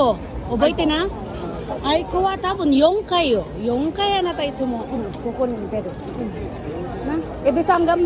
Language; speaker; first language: Japanese; non-native, learner; Filipino